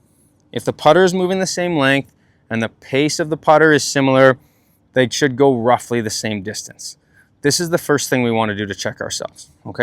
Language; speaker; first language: English; native; English